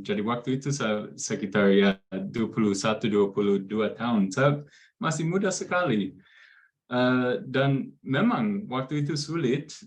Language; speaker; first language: Indonesian; non-native, fluent; English